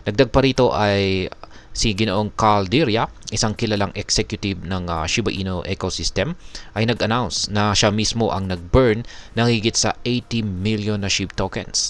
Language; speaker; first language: Filipino; native; Filipino